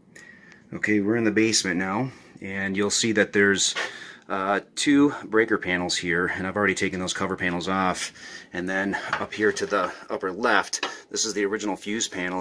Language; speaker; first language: English; native; English